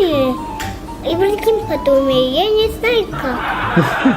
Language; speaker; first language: Russian; non-native, learner; Tajik